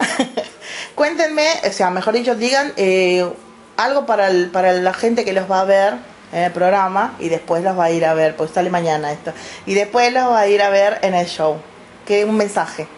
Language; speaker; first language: Spanish; native; Spanish